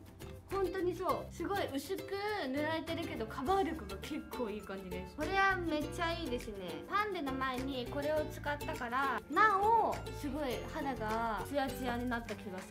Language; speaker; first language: Japanese; non-native, fluent; Korean